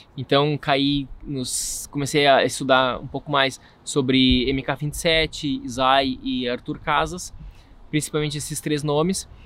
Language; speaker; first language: Portuguese; native; Portuguese